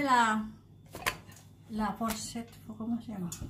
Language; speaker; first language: Spanish; non-native, learner; Indonesian